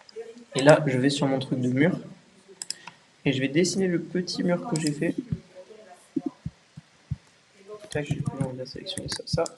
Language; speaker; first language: French; native; French